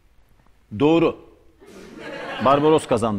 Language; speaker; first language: Turkish; native; Turkish